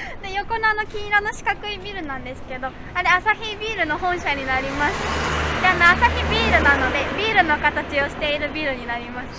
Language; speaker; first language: Japanese; native; Japanese